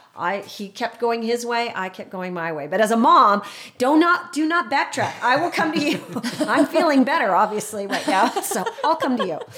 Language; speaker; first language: English; native; English